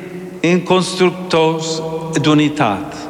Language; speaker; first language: Catalan; non-native, learner; English